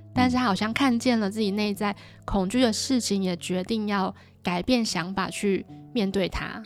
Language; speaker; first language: Chinese; native; Chinese